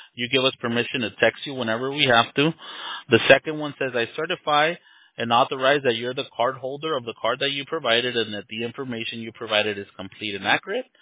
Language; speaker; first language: English; early bilingual, other home language; Spanish